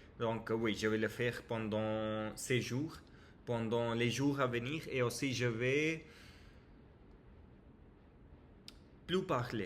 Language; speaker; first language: French; non-native, learner; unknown